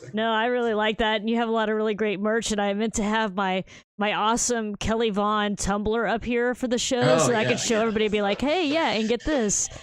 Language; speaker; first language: English; native; English